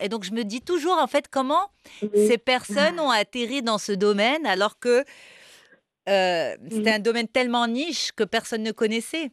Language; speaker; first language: French; non-native, local second language; Arabic